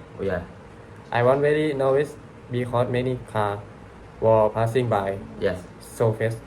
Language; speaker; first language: English; non-native, learner; Thai